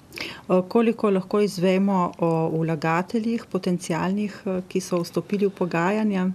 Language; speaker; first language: Slovenian; native; Slovenian